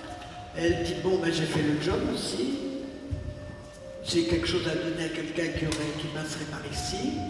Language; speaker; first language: French; native; French